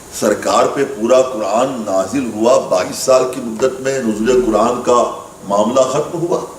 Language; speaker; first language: Urdu; native; Urdu